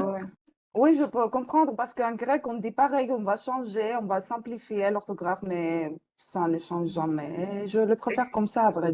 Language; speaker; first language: French; non-native, fluent; Greek